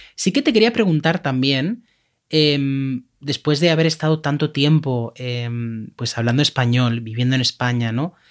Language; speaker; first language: Spanish; native; Spanish